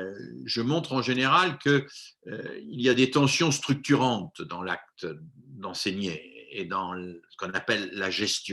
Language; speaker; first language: French; native; French